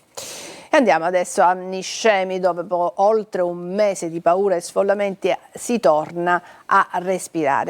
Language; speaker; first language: Italian; native; Italian